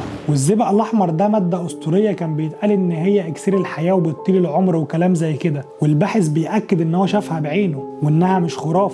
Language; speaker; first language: Arabic; native; Arabic